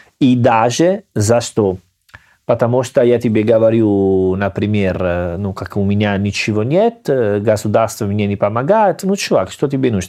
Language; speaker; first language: Russian; non-native, learner; Italian